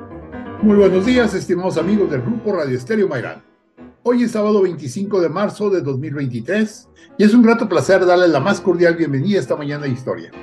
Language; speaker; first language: Spanish; native; Spanish